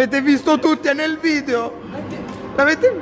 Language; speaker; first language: Italian; native; Italian